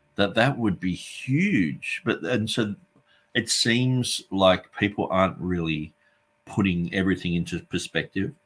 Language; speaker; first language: English; native; English